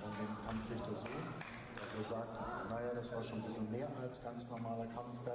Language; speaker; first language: German; native; German